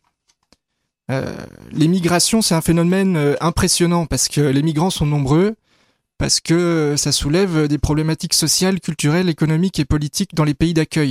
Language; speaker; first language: French; native; French